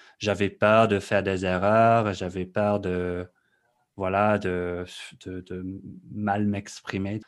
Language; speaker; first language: French; non-native, fluent; English